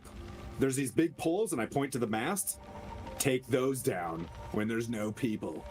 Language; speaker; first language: English; native; English